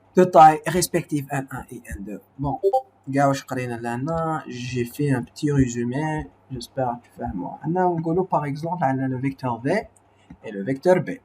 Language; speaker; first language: French; non-native, local second language; Arabic